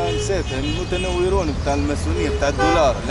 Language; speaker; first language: Arabic; native; Arabic